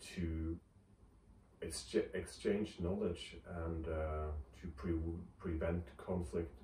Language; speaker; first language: English; non-native, fluent; Norwegian